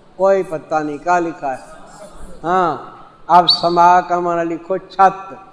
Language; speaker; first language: Urdu; non-native, local second language; Saraiki